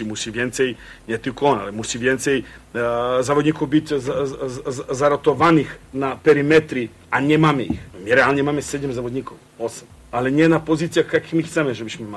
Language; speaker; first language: Polish; non-native, fluent; Croatian